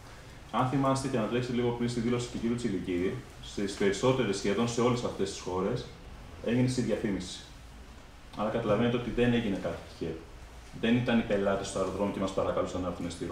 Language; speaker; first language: Greek; native; Greek